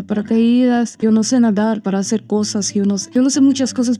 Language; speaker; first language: Spanish; non-native, learner; Armenian